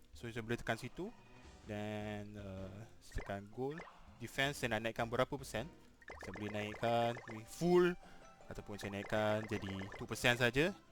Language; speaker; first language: Malay; native; Malay